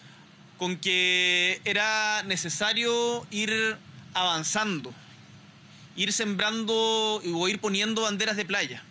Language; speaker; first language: Spanish; native; Spanish